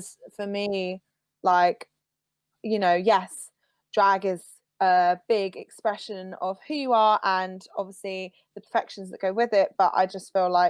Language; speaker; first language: English; native; English